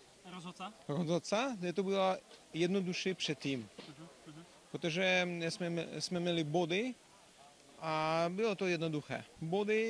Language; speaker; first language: Czech; non-native, learner; Russian